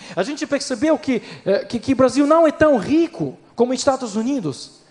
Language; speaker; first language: Portuguese; non-native, fluent; Ukrainian